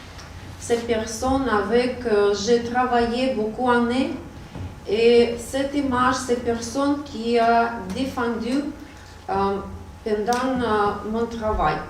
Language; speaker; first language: French; non-native, learner; Russian